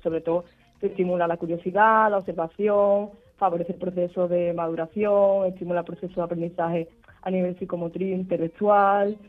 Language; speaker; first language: Spanish; native; Spanish